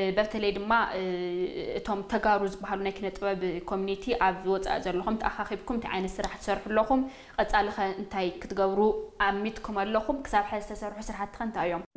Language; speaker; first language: Tigrinya; native; Tigrinya